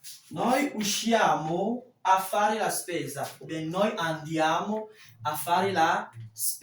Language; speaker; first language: Italian; non-native, fluent; French